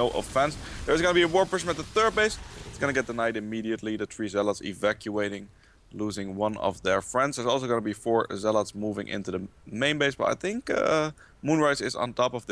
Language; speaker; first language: English; non-native, fluent; Dutch